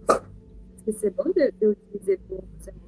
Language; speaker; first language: French; non-native, learner; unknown